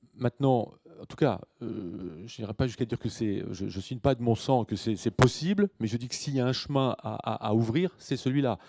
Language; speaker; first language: French; native; French